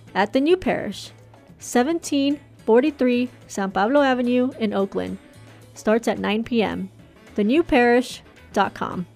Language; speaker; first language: English; native; English